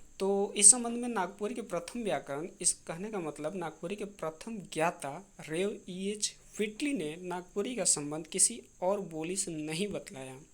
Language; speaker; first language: Hindi; native; Hindi